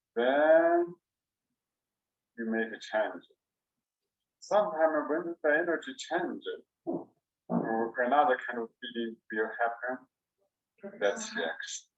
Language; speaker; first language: English; non-native, learner; Chinese